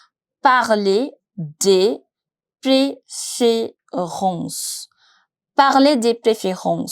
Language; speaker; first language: French; non-native, fluent; Hindi